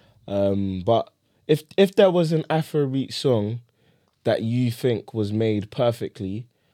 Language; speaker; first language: English; native; English